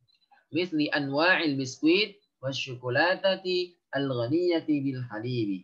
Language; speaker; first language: Arabic; non-native, fluent; Indonesian